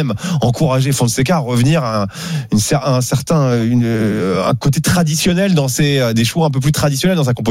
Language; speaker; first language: French; native; French